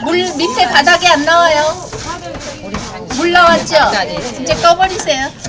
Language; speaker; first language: Korean; native; Korean